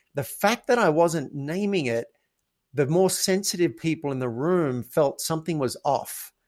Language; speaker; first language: English; native; English